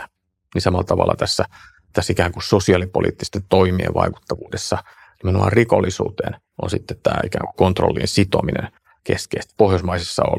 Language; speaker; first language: Finnish; native; Finnish